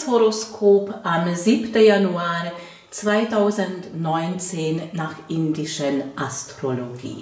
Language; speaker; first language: German; non-native, fluent; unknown